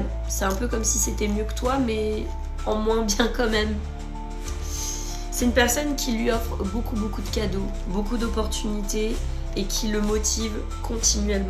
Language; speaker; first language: French; native; French